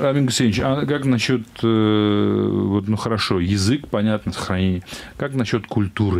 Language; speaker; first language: Russian; native; Russian